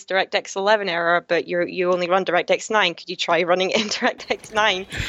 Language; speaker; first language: English; native; English